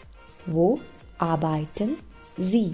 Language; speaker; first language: German; non-native, fluent; Punjabi